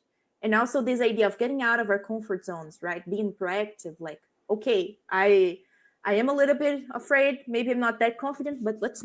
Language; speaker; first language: English; non-native, fluent; Portuguese